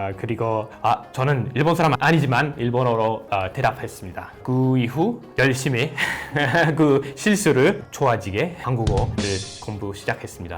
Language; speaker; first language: Korean; non-native, fluent; English